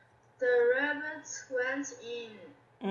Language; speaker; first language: English; non-native, learner; Chinese